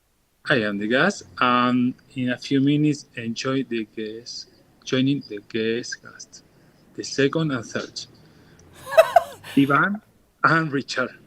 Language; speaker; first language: English; non-native, learner; Spanish